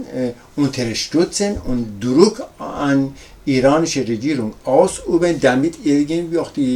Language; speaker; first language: German; non-native, learner; Persian